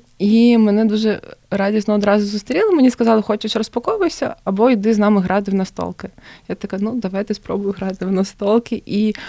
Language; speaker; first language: Ukrainian; non-native, local second language; Russian